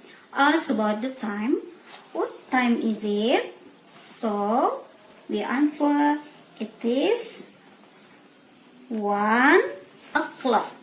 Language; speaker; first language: English; non-native, learner; Indonesian